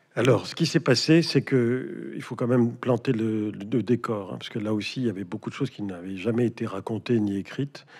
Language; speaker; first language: French; native; French